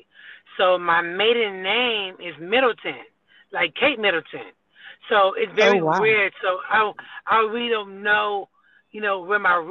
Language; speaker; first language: English; native; English